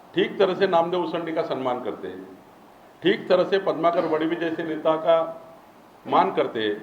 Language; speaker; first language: Hindi; non-native, local second language; Marathi